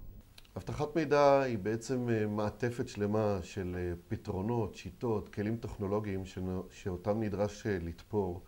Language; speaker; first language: Hebrew; native; Hebrew